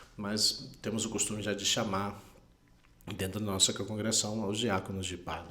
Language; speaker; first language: Portuguese; non-native, fluent; Spanish